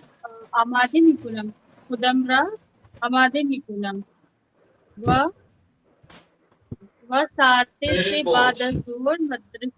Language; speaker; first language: Persian; non-native, learner; Urdu